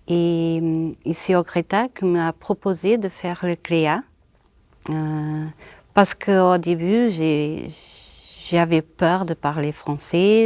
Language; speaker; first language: French; non-native, learner; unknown